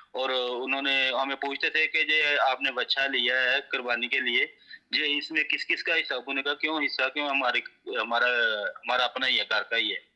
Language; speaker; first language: Urdu; non-native, local second language; Punjabi